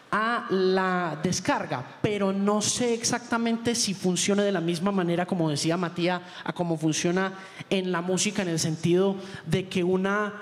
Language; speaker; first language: Spanish; native; Spanish